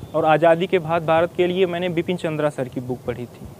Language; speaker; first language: Hindi; native; Hindi